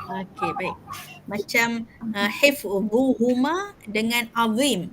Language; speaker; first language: Malay; native; Malay